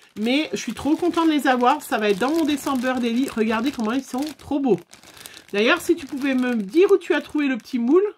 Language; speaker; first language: French; native; French